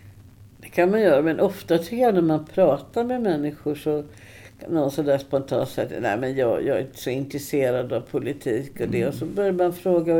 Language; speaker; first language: Swedish; native; Swedish